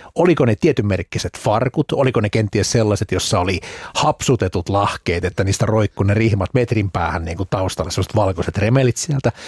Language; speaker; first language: Finnish; native; Finnish